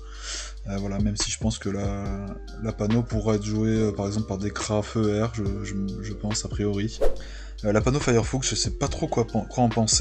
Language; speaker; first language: French; native; French